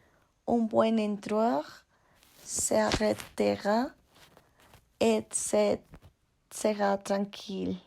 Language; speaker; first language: French; non-native, learner; Spanish